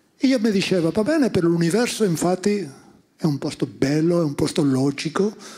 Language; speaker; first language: Italian; non-native, fluent; Spanish